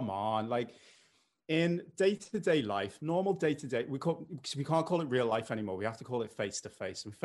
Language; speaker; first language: English; native; English